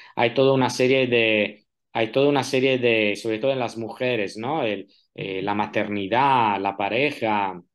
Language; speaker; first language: Spanish; non-native, fluent; Italian